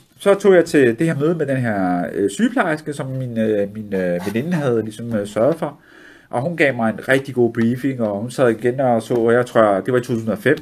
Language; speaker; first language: Danish; early bilingual, other home language; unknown